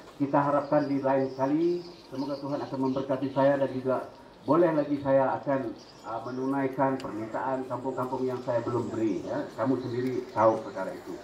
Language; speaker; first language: Malay; non-native, local second language; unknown